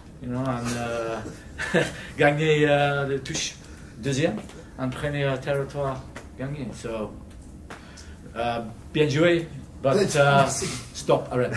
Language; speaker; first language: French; non-native, learner; English